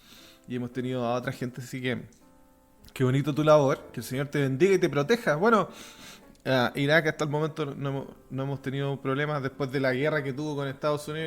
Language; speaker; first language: Spanish; native; Spanish